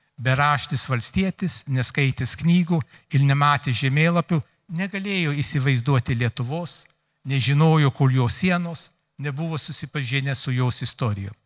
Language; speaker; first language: Lithuanian; early bilingual, heritage; Lithuanian